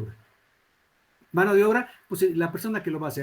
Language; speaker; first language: Spanish; native; Spanish